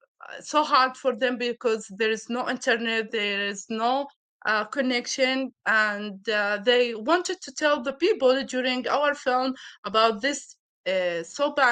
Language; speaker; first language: English; non-native, learner; Arabic